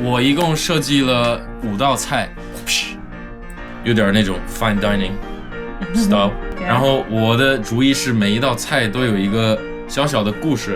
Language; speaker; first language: Chinese; non-native, local second language; English